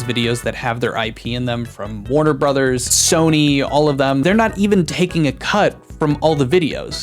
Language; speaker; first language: English; native; English